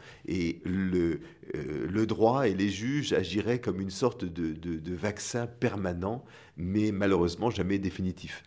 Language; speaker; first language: French; native; French